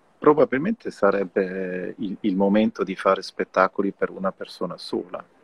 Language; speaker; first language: Italian; non-native, fluent; German